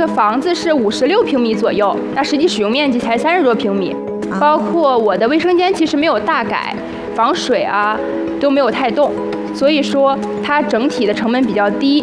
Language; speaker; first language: Chinese; native; Chinese